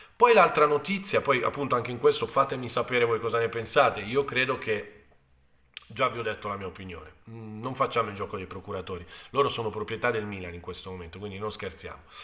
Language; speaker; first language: Italian; native; Italian